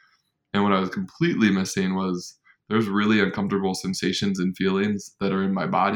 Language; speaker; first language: English; native; English